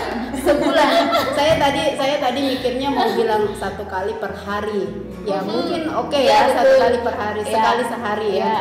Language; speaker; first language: Indonesian; native; Indonesian